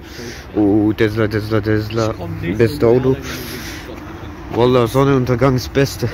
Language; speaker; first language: German; early bilingual, other home language; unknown